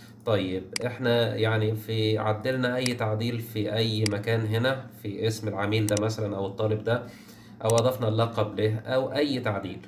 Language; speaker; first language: Arabic; native; Arabic